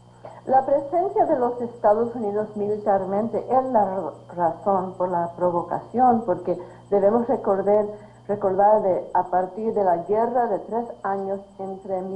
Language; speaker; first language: Spanish; early bilingual, heritage; Spanish